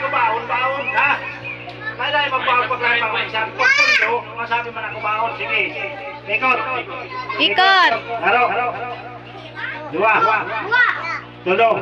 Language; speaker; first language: Filipino; non-native, local second language; Bikol